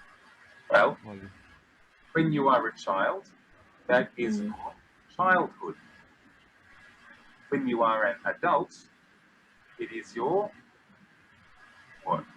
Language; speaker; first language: English; non-native, fluent; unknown